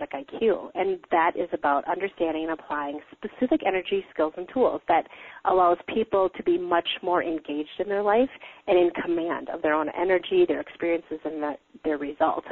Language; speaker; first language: English; native; English